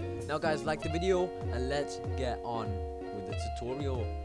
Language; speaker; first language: English; native; English